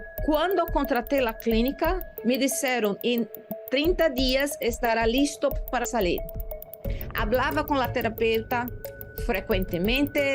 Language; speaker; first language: Spanish; non-native, learner; Portuguese